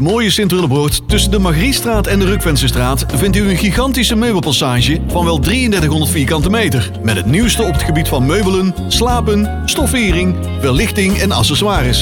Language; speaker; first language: Dutch; native; Dutch